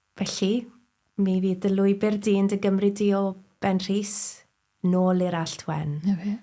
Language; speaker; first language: Welsh; native; Welsh